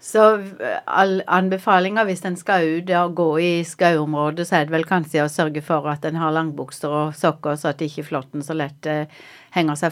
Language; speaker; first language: Norwegian; native; Norwegian